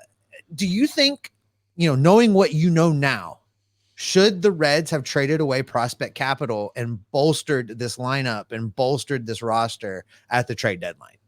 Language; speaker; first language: English; native; English